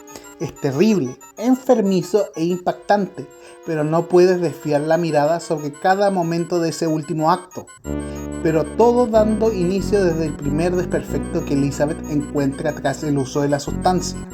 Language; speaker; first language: Spanish; native; Spanish